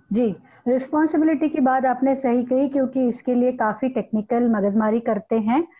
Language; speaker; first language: Hindi; non-native, local second language; Marathi